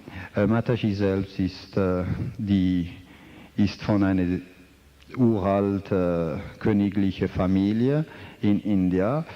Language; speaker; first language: German; non-native, fluent; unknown